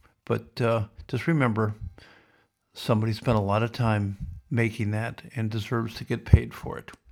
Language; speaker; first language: English; native; English